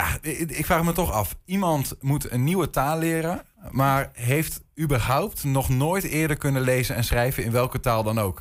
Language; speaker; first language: Dutch; native; Dutch